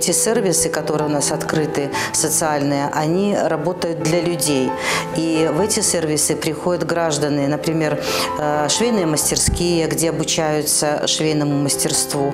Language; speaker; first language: Russian; native; Russian